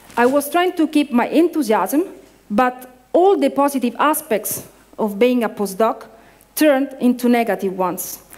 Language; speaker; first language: English; non-native, fluent; Italian